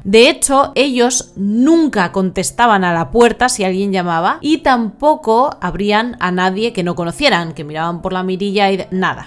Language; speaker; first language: Spanish; native; Spanish